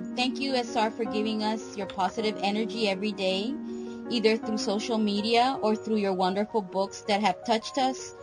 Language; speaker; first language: English; non-native, local second language; Spanish